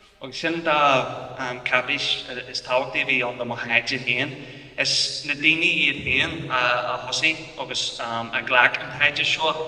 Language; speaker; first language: Irish; non-native, local second language; English